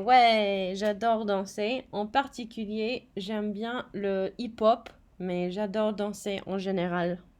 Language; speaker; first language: French; non-native, fluent; English